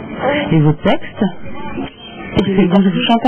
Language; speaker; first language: French; native; French